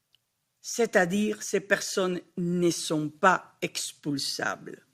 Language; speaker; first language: French; non-native, fluent; Spanish